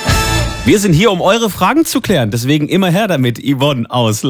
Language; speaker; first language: German; native; German